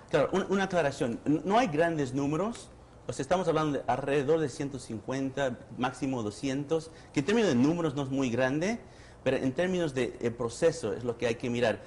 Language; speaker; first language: Spanish; early bilingual, heritage; Spanish